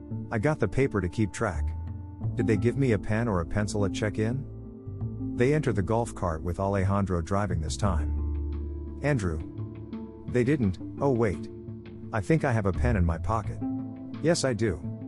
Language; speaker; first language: English; early bilingual, other home language; Spanish